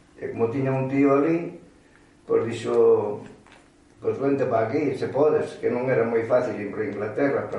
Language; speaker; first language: Galician; native; Galician